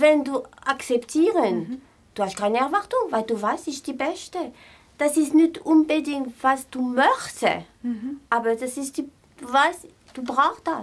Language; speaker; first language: German; non-native, fluent; French